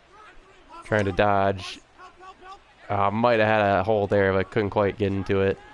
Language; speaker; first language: English; native; English